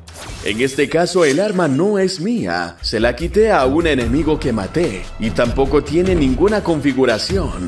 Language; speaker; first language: Spanish; native; Spanish